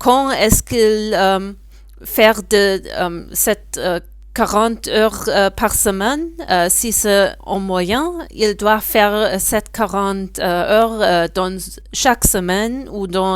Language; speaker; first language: French; non-native, learner; German